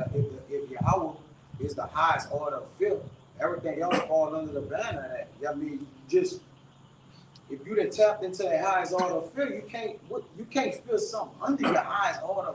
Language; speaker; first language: English; native; English